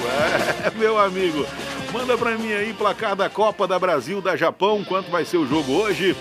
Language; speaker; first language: Portuguese; native; Portuguese